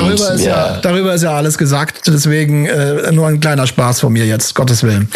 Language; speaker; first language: German; native; German